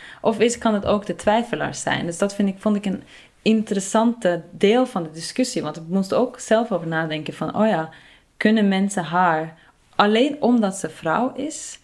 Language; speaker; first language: Dutch; non-native, fluent; Norwegian